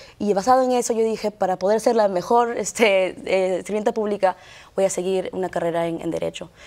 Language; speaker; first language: Spanish; early bilingual, heritage; Spanish